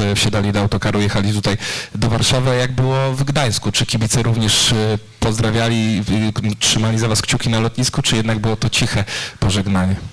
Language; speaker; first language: Polish; native; Polish